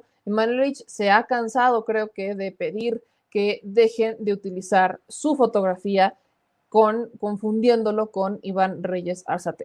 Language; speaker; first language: Spanish; native; Spanish